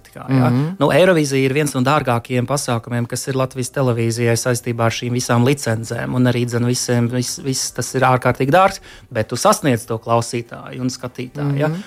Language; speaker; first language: Latvian; native; Latvian